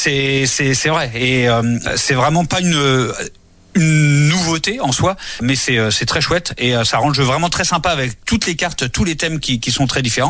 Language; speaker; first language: French; native; French